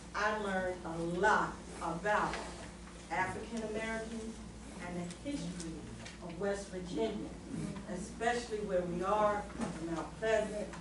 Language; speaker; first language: English; native; English